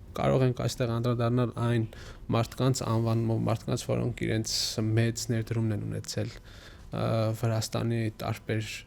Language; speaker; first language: Armenian; native; Armenian